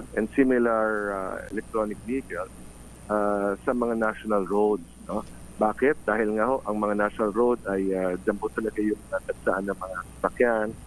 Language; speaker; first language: Filipino; native; Filipino